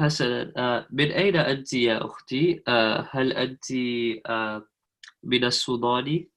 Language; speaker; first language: Arabic; non-native, learner; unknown